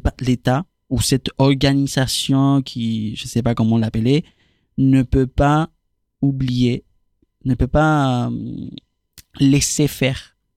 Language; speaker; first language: French; non-native, fluent; Spanish